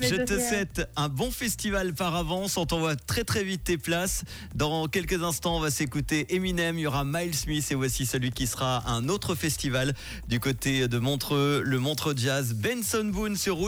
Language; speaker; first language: French; native; French